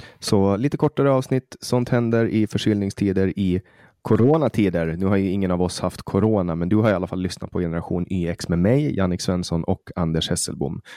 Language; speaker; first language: Swedish; native; Swedish